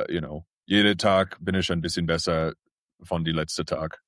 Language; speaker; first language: German; early bilingual, heritage; English